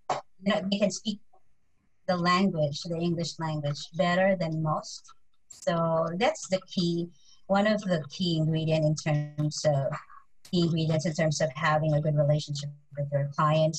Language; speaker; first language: English; non-native, local second language; Filipino